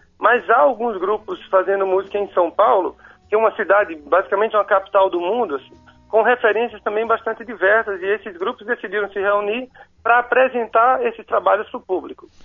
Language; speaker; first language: Portuguese; native; Portuguese